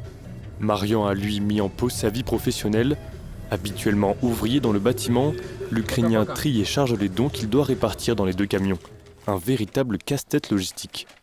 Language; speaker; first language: French; native; French